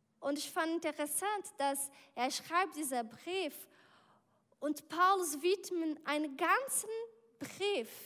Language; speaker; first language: German; non-native, learner; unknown